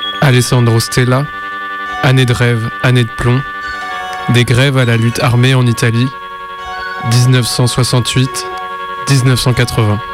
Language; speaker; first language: French; native; French